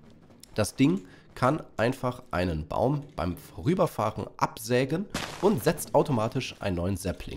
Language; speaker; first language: German; native; German